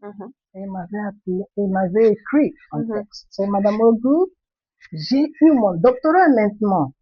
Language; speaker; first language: French; non-native, fluent; Igbo